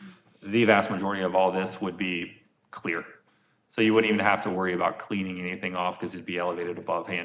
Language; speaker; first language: English; native; English